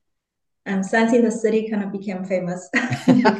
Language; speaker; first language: English; non-native, fluent; Chinese